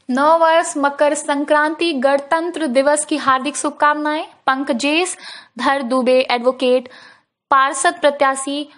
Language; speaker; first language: Hindi; native; Hindi